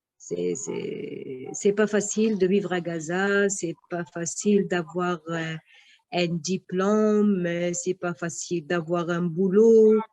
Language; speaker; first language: French; non-native, local second language; Arabic